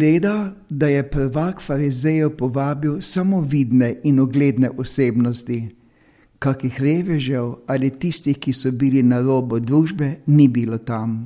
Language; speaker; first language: Slovenian; native; Slovenian